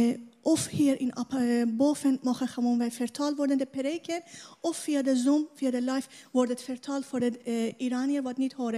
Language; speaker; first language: Dutch; non-native, learner; Persian